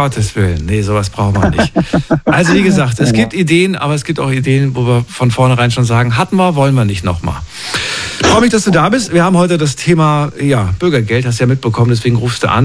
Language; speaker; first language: German; native; German